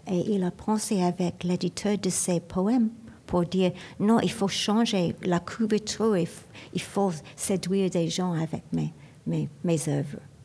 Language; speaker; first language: French; non-native, learner; English